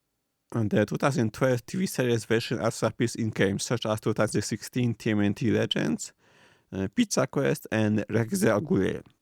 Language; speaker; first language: English; non-native, fluent; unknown